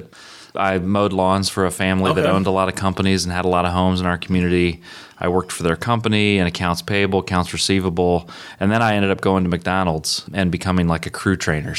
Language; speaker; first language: English; native; English